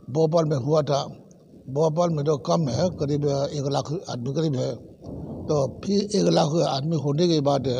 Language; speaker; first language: Hindi; non-native, fluent; Burmese